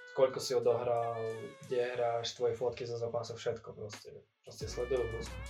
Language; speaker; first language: Slovak; non-native, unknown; Russian